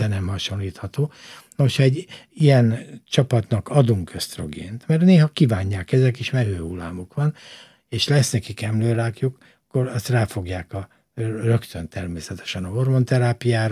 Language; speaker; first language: Hungarian; native; Hungarian